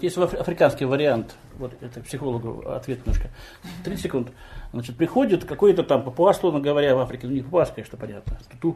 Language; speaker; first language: Russian; native; Russian